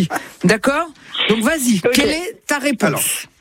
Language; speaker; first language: French; native; French